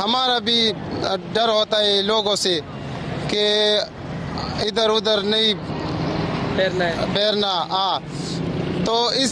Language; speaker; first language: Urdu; non-native, local second language; Pashto